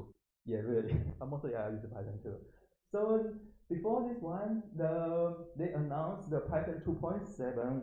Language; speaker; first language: English; non-native, learner; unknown